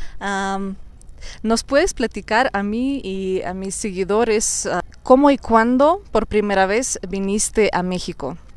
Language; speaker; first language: Spanish; non-native, fluent; Russian